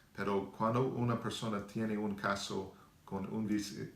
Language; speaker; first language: Spanish; non-native, learner; English